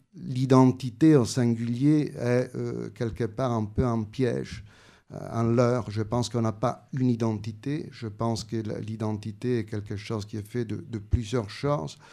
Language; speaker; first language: French; non-native, fluent; Italian